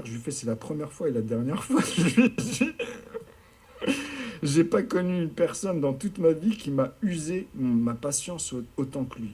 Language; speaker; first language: French; native; French